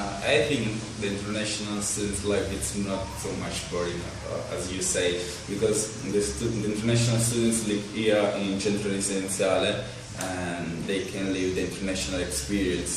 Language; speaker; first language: English; non-native, learner; Italian